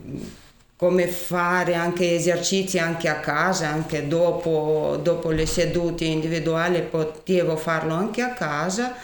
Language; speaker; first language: Italian; non-native, fluent; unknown